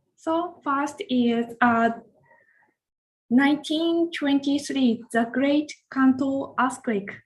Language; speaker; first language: English; non-native, learner; Japanese